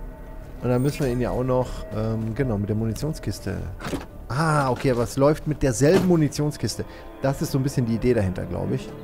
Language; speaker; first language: German; native; German